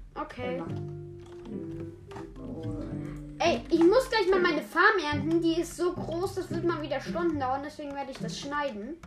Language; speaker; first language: German; native; German